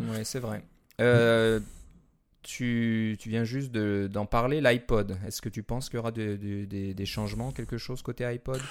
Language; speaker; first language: French; native; French